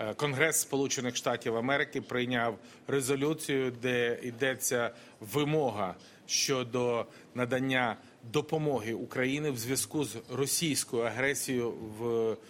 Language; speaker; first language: Ukrainian; non-native, local second language; Russian